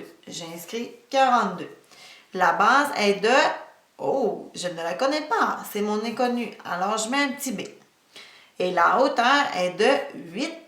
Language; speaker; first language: French; native; French